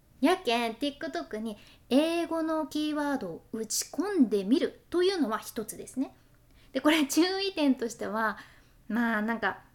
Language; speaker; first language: Japanese; native; Japanese